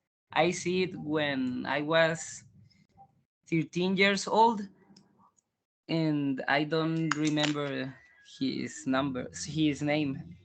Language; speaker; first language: English; non-native, learner; Spanish